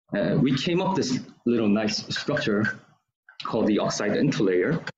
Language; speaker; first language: English; non-native, fluent; Korean